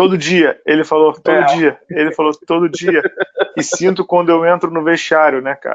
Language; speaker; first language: Portuguese; native; Portuguese